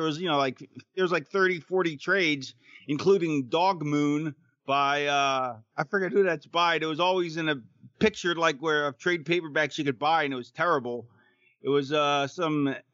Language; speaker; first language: English; native; English